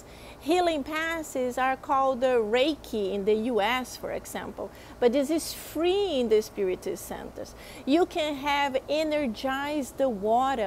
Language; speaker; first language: English; non-native, fluent; Portuguese